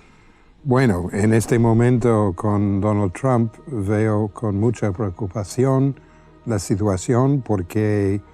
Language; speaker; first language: Spanish; non-native, fluent; English